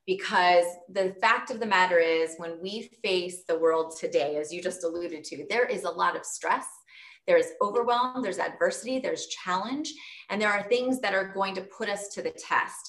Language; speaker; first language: English; native; English